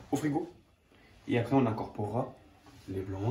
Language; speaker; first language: French; native; French